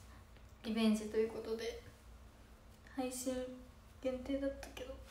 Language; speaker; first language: Japanese; native; Japanese